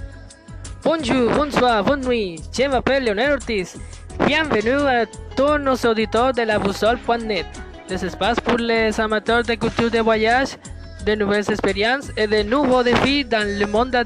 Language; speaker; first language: French; non-native, learner; Spanish